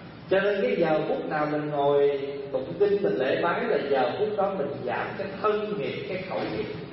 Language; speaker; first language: Vietnamese; native; Vietnamese